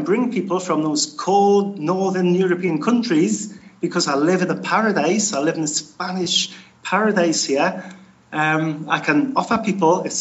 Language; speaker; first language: English; native; English